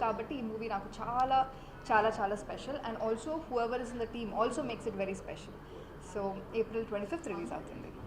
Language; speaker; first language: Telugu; non-native, fluent; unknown